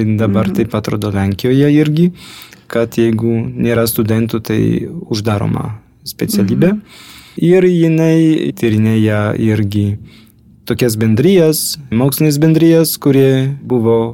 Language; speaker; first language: Lithuanian; early bilingual, heritage; Lithuanian